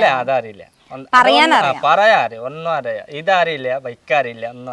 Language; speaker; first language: Malayalam; non-native, local second language; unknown